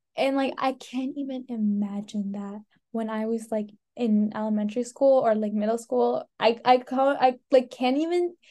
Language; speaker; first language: English; native; English